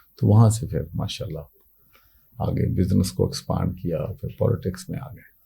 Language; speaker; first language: Urdu; non-native, local second language; Punjabi